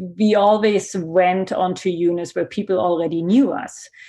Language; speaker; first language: English; non-native, fluent; German